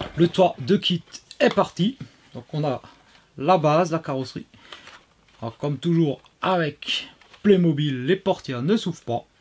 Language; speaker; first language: French; native; French